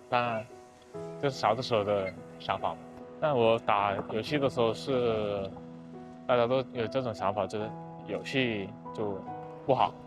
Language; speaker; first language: Chinese; non-native, fluent; Korean